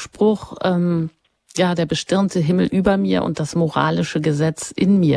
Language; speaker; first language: German; native; German